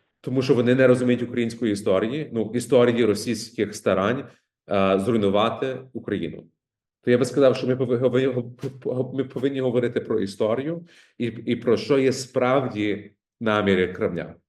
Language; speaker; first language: Ukrainian; early bilingual, heritage; Ukrainian